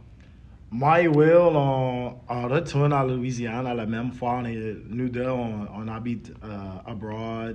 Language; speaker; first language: French; early bilingual, heritage; English